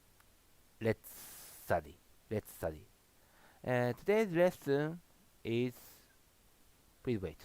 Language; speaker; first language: English; non-native, learner; Japanese